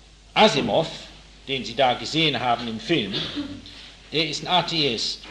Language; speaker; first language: German; non-native, fluent; English